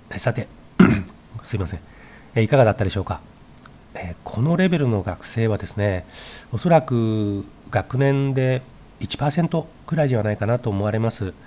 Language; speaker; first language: Japanese; native; Japanese